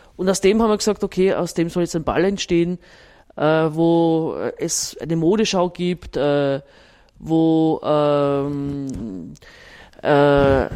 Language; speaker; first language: German; native; German